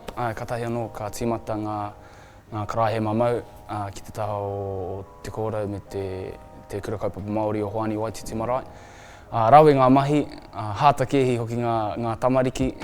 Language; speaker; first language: Māori; native; Māori